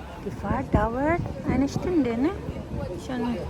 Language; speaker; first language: German; non-native, fluent; Filipino